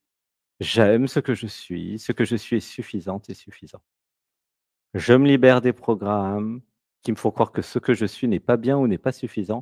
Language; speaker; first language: French; native; French